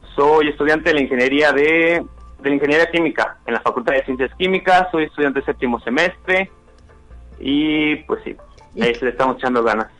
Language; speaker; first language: Spanish; native; Spanish